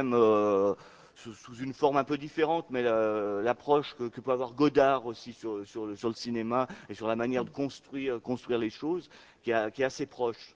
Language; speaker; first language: French; native; French